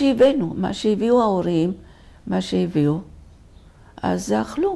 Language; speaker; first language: Hebrew; non-native, fluent; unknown